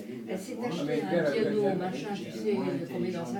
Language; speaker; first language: French; native; French